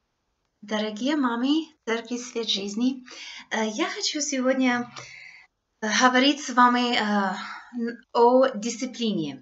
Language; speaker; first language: Russian; non-native, fluent; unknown